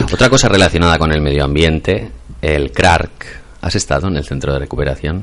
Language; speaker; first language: Spanish; non-native, local second language; Catalan